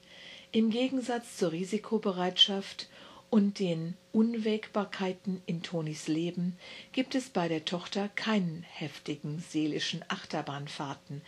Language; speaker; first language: German; native; German